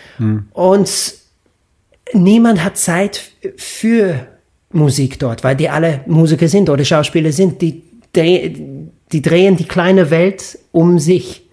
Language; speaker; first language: German; non-native, fluent; English